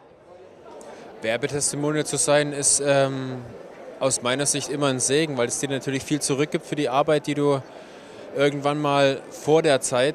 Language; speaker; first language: German; native; German